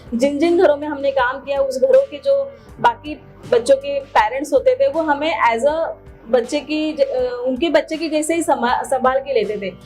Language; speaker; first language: Hindi; non-native, local second language; Marathi